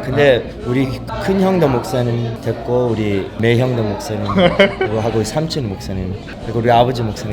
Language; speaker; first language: Korean; early bilingual, heritage; Korean